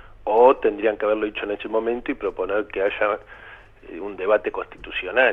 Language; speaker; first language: Spanish; native; Spanish